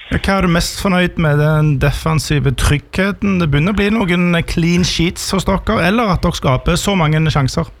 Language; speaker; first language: Norwegian; native; Norwegian